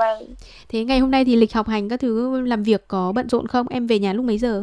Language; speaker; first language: Vietnamese; native; Vietnamese